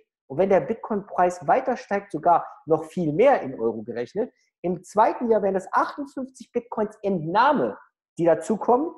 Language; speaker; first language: German; native; German